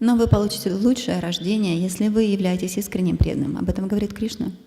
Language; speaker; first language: Russian; native; Russian